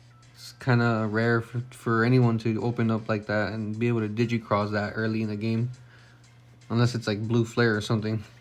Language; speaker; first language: English; native; English